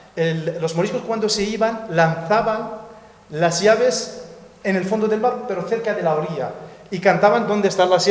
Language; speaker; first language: Spanish; native; Spanish